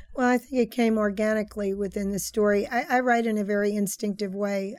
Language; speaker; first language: English; native; English